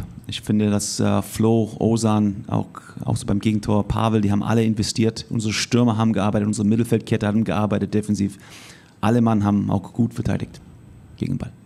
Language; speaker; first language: German; native; German